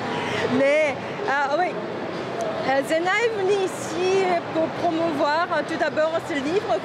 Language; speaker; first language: French; non-native, fluent; Korean